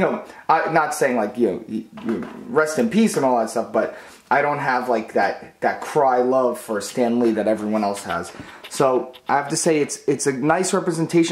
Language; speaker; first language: English; native; English